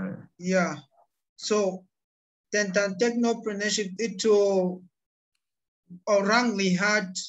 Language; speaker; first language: Indonesian; non-native, learner; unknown